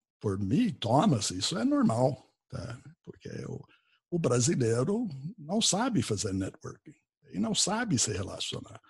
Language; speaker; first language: Portuguese; non-native, fluent; English